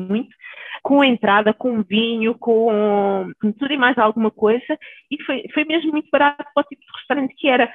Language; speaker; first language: Portuguese; early bilingual, other home language; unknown